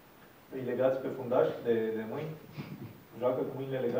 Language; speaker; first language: Romanian; native; Romanian